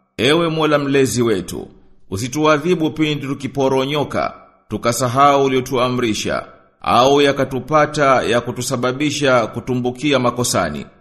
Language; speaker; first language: Swahili; native; Swahili